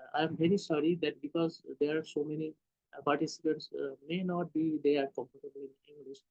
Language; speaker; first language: English; non-native, local second language; Hindi